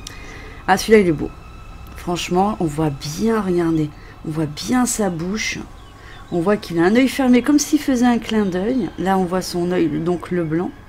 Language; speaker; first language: French; native; French